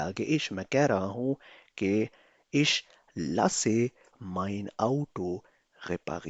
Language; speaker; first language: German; non-native, fluent; Urdu